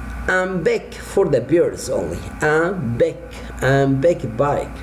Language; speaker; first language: French; non-native, fluent; Arabic